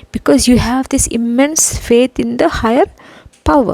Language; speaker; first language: English; non-native, local second language; Malayalam